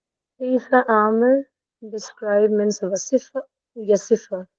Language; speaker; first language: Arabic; non-native, learner; Hindi